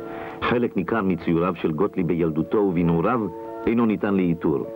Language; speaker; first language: Hebrew; native; Hebrew